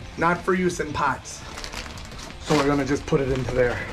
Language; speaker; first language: English; native; English